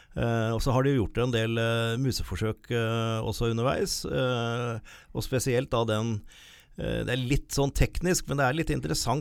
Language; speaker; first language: Norwegian; native; Norwegian